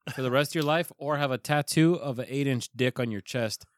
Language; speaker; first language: English; early bilingual, other home language; Spanish